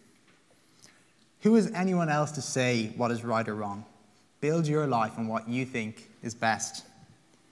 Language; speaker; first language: English; native; English